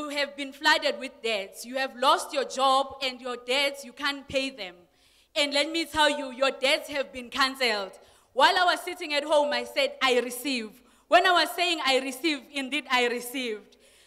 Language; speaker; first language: English; non-native, local second language; Zulu